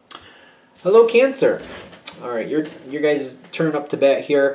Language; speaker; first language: English; native; English